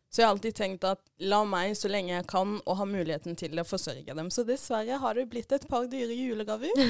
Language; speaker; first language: Norwegian; early bilingual, other home language; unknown